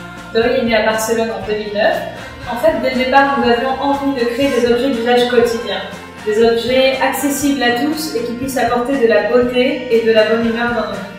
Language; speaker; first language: French; native; French